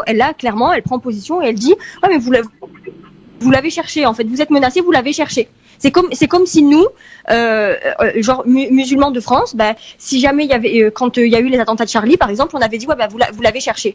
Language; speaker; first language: French; early bilingual, heritage; French